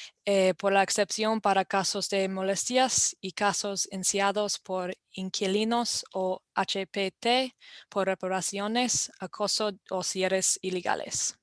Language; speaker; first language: Spanish; non-native, fluent; English